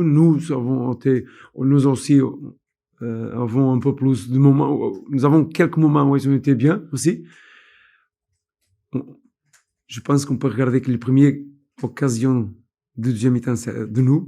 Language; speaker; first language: French; non-native, fluent; Portuguese